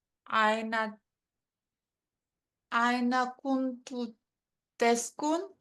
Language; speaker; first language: Arabic; non-native, learner; English